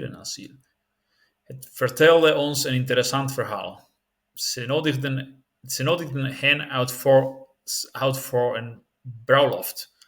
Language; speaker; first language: Dutch; non-native, learner; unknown